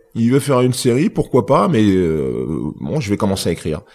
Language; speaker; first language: French; native; French